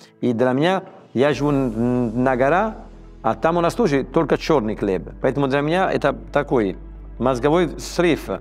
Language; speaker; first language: Russian; non-native, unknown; Italian